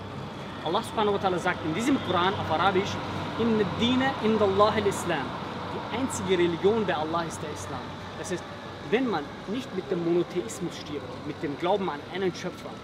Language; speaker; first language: German; early bilingual, other home language; Bosnian